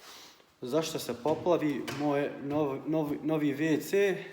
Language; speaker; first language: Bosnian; early bilingual, heritage; Croatian